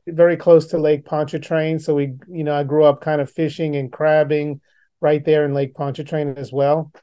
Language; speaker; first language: English; native; English